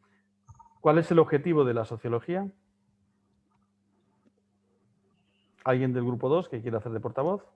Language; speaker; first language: Spanish; native; Spanish